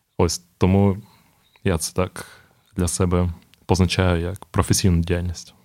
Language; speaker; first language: Ukrainian; non-native, local second language; Russian